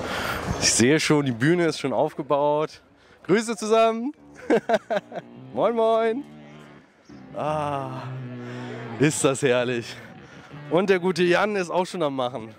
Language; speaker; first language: German; native; German